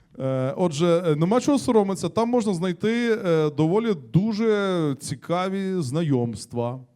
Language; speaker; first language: Ukrainian; native; Ukrainian